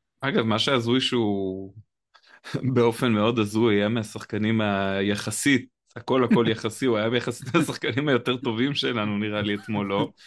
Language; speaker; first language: Hebrew; native; Hebrew